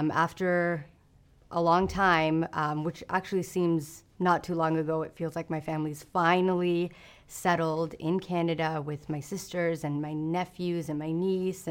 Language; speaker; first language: English; native; English